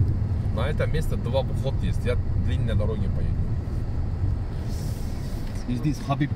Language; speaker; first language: Russian; non-native, learner; Turkish